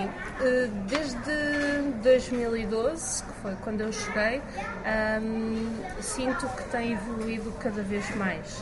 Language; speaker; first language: Portuguese; native; Portuguese